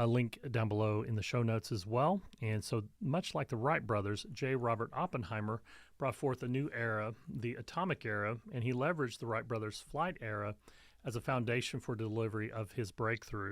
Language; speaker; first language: English; native; English